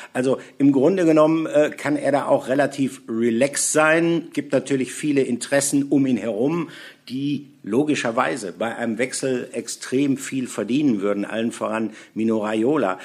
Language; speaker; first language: German; native; German